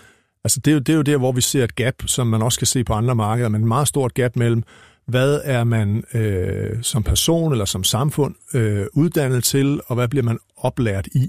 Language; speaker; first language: Danish; native; Danish